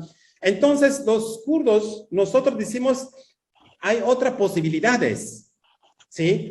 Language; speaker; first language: Spanish; non-native, fluent; Kurdish